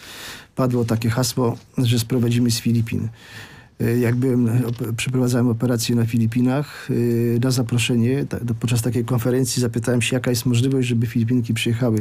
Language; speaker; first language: Polish; native; Polish